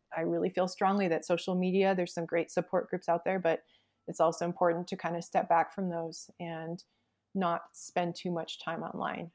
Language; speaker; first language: English; native; English